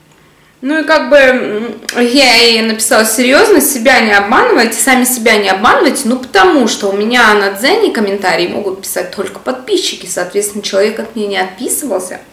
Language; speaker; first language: Russian; native; Russian